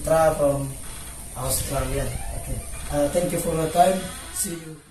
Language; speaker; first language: English; non-native, learner; Indonesian